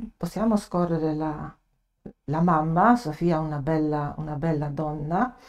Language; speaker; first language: Italian; non-native, fluent; Polish